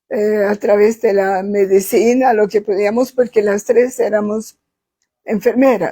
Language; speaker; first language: Spanish; non-native, fluent; Swedish